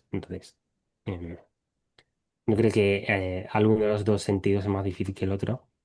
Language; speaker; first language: Spanish; non-native, fluent; English